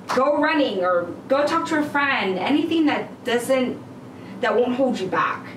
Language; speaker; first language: English; native; English